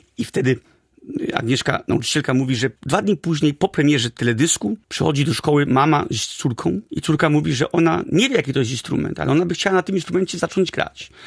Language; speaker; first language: Polish; early bilingual, heritage; Polish